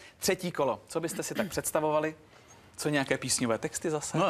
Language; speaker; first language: Czech; native; Czech